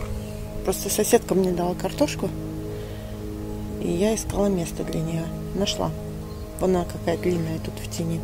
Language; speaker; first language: Russian; native; Russian